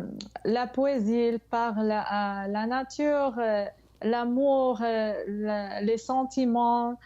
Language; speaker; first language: French; non-native, fluent; English